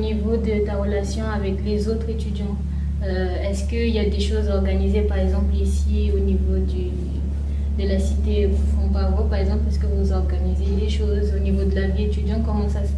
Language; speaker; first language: French; native; French